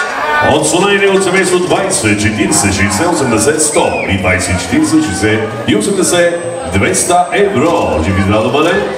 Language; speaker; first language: Bulgarian; non-native, local second language; Turkish